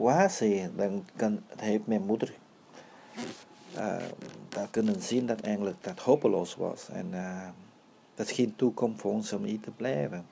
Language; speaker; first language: Dutch; early bilingual, other home language; Vietnamese